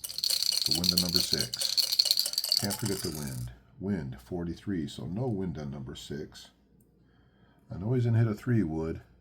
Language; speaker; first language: English; native; English